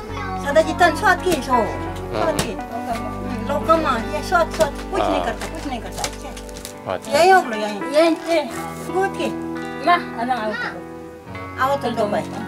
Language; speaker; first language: Hindi; non-native, local second language; Assamese